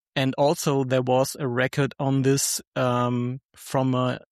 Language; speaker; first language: English; non-native, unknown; German